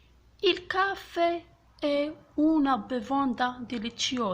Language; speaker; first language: Italian; non-native, fluent; French